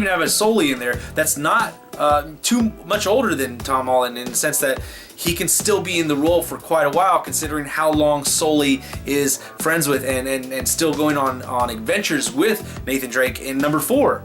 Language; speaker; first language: English; native; English